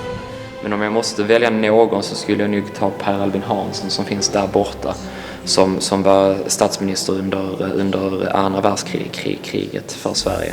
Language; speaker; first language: Swedish; native; Swedish